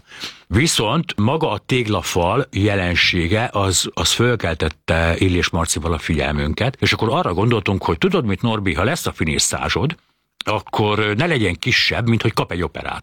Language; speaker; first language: Hungarian; native; Hungarian